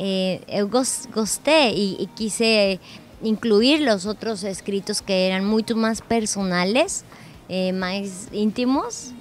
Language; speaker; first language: Portuguese; non-native, learner; Spanish